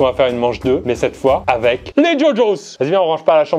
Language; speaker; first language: French; native; French